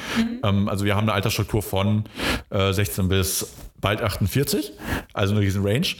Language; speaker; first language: German; early bilingual, other home language; Polish